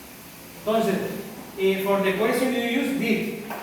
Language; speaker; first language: English; non-native, learner; Spanish